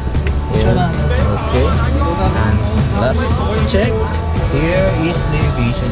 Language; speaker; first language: English; non-native, local second language; Filipino